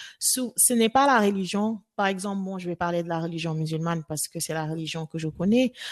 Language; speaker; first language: French; non-native, local second language; Wolof